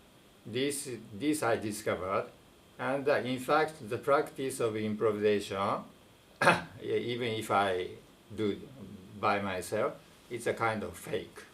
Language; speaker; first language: English; non-native, fluent; Japanese